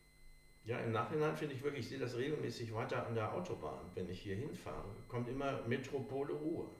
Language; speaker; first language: German; native; German